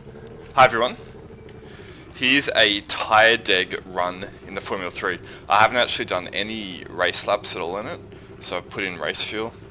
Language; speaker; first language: English; native; English